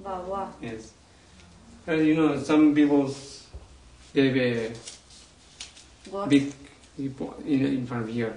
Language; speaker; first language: English; non-native, learner; Tibetan